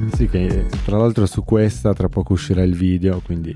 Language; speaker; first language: Italian; native; Italian